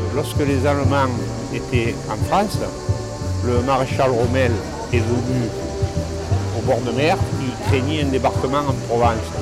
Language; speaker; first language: French; native; French